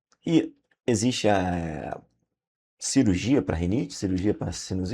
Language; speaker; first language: Portuguese; native; Portuguese